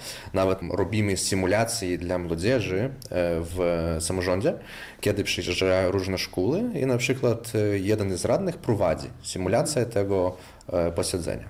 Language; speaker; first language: Polish; non-native, local second language; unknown